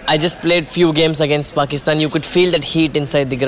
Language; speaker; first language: English; non-native, local second language; Tamil